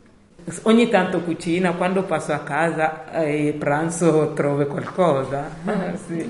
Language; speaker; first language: Italian; non-native, learner; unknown